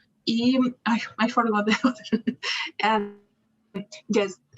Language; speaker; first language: English; non-native, learner; Spanish